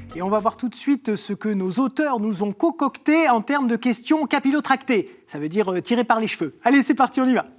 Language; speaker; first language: French; native; French